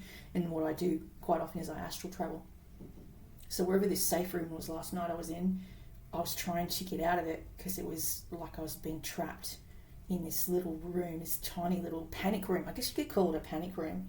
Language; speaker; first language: English; native; English